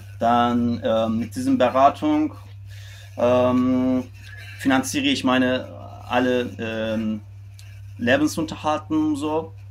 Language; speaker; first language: German; non-native, fluent; Turkish